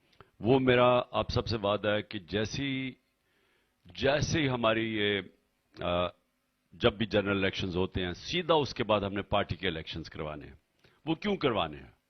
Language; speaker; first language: Urdu; native; Urdu